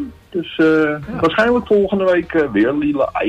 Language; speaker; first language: Dutch; native; Dutch